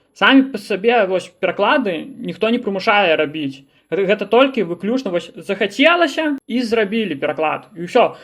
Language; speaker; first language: Belarusian; non-native, local second language; Russian